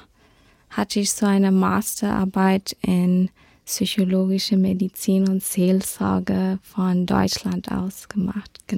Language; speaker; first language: German; early bilingual, heritage; German